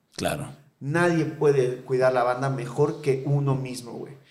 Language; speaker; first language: Spanish; native; Spanish